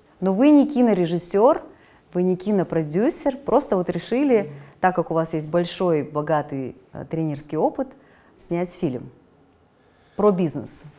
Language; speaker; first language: Russian; native; Russian